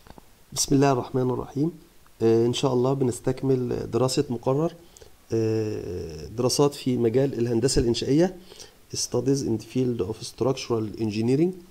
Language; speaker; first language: Arabic; native; Arabic